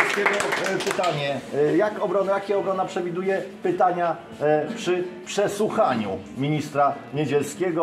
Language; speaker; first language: Polish; native; Polish